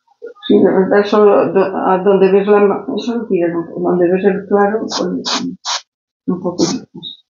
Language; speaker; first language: Spanish; native; Spanish